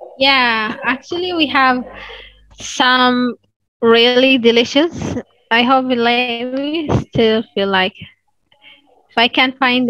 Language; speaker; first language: English; non-native, fluent; Arabic